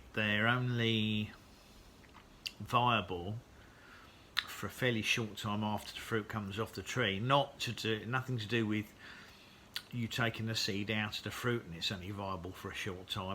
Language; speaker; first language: English; native; English